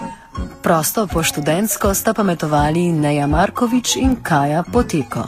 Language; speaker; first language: Slovenian; native; Slovenian